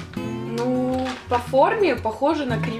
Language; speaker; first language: Russian; native; Russian